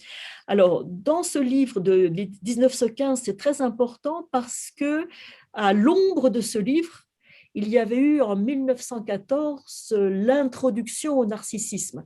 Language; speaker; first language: French; native; French